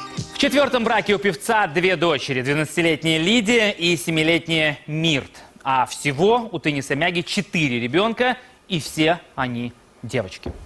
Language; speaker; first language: Russian; native; Russian